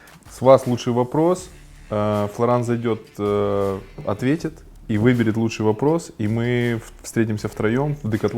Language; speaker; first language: Russian; native; Russian